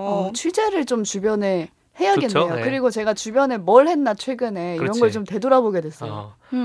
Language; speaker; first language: Korean; native; Korean